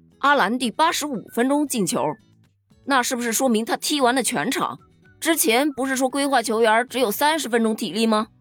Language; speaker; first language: Chinese; native; Chinese